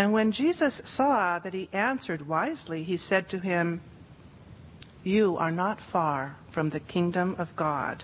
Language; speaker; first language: English; native; English